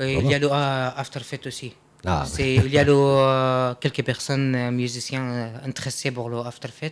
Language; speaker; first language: French; non-native, learner; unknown